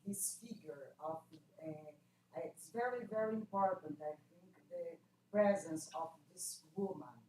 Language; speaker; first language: English; non-native, learner; Portuguese